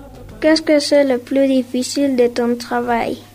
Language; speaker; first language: French; non-native, learner; Spanish